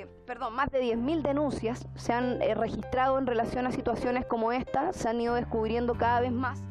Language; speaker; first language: Spanish; native; Spanish